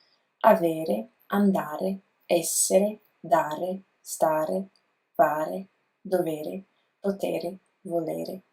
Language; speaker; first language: Italian; non-native, learner; English